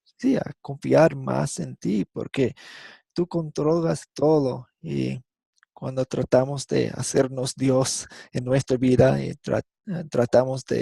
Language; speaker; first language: Spanish; non-native, fluent; English